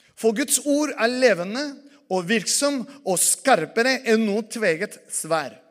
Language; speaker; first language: Norwegian; non-native, fluent; Spanish